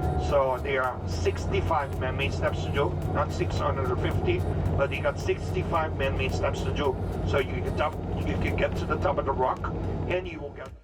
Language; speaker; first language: English; non-native, fluent; Papiamento